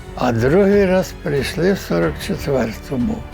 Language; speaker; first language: Ukrainian; native; Ukrainian